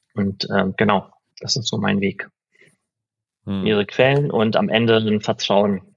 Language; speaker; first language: German; early bilingual, other home language; Persian